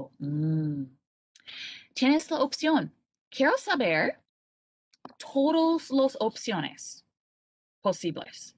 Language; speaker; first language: Spanish; non-native, learner; English